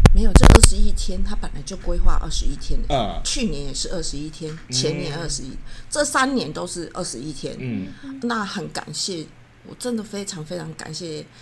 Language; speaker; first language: Chinese; native; Chinese